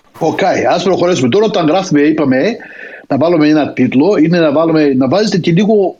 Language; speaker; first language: Greek; early bilingual, heritage; Greek